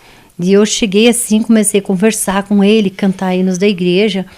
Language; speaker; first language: Portuguese; native; Portuguese